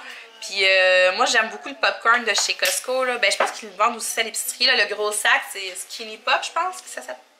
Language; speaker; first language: French; native; French